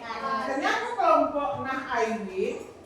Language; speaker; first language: Indonesian; native; Indonesian